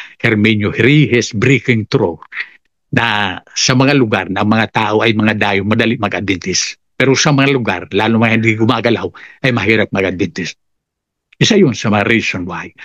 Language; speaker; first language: Filipino; non-native, local second language; Bikol